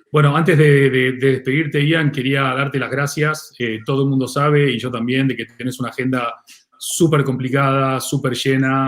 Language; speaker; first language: Spanish; native; Spanish